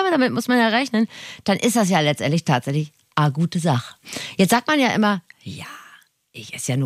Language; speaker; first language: German; native; German